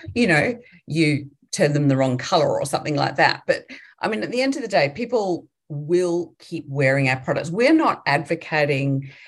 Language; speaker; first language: English; native; English